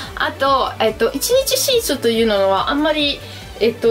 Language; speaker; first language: Japanese; non-native, fluent; Italian